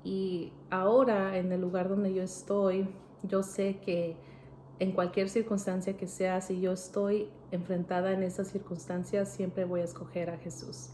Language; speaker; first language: Spanish; early bilingual, heritage; Spanish